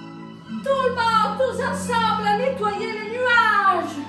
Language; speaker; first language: French; non-native, fluent; Italian